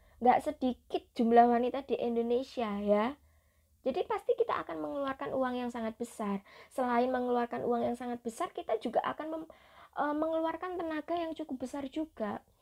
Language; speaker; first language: Indonesian; native; Indonesian